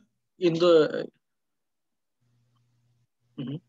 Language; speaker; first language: Korean; non-native, learner; Hindi